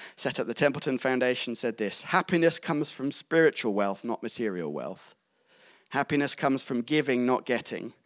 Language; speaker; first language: English; native; English